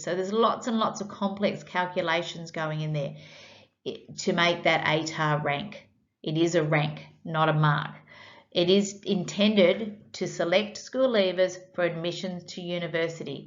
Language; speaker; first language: English; native; English